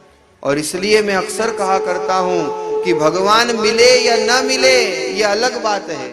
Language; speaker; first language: Hindi; native; Hindi